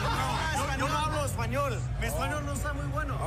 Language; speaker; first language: Spanish; early bilingual, heritage; Spanish